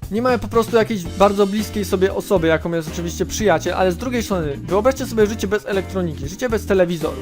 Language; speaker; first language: Polish; native; Polish